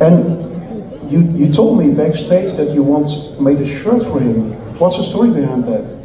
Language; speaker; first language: English; non-native, fluent; Dutch